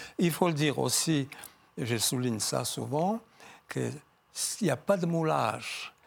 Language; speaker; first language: French; non-native, fluent; Georgian